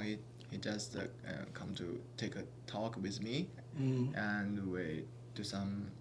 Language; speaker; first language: English; non-native, learner; Chinese